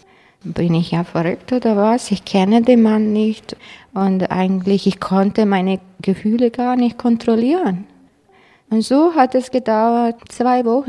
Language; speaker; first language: German; non-native, fluent; Croatian